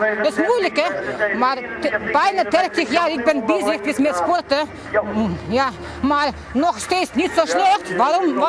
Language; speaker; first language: Dutch; non-native, learner; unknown